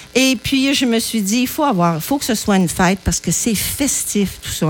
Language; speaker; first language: French; native; French